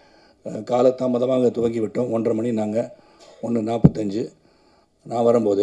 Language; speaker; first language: Tamil; native; Tamil